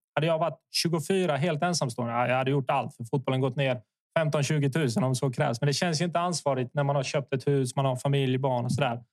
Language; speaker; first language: Swedish; early bilingual, other home language; Bosnian